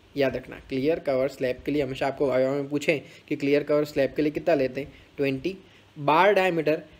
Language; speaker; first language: Hindi; non-native, local second language; Gujarati